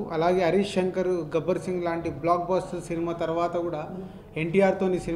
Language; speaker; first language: Telugu; native; Telugu